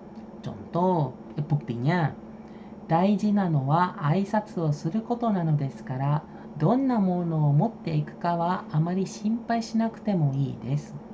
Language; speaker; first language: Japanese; non-native, fluent; Indonesian